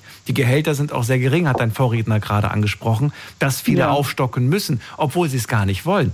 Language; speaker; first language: German; native; German